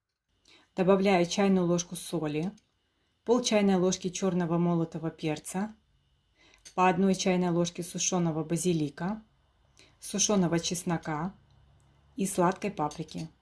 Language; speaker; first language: Russian; native; Russian